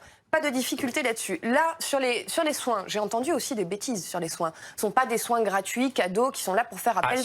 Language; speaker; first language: French; native; French